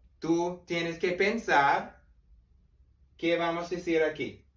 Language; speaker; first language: Spanish; non-native, learner; English